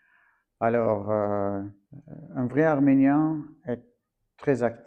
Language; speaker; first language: French; non-native, fluent; Armenian